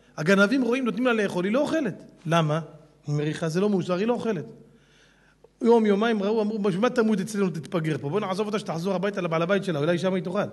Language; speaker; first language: Hebrew; native; Hebrew